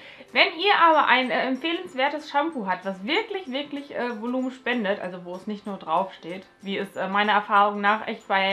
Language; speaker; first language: German; native; German